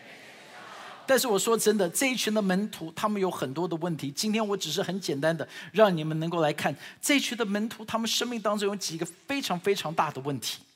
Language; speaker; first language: Chinese; early bilingual, heritage; Chinese